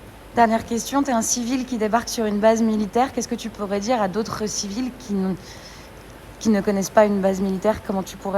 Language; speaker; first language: French; native; French